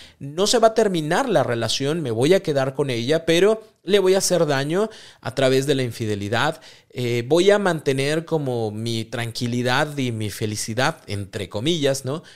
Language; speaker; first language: Spanish; native; Spanish